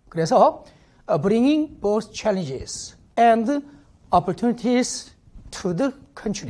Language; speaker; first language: English; non-native, fluent; Korean